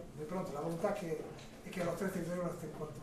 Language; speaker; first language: Spanish; native; Spanish